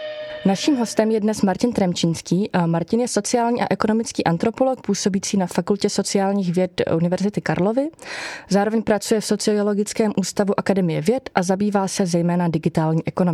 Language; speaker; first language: Czech; native; Czech